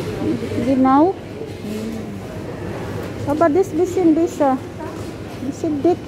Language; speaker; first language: German; non-native, learner; Filipino